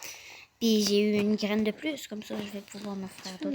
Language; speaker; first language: French; native; French